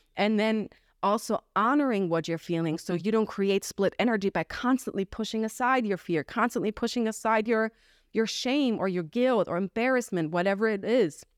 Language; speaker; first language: English; non-native, fluent; German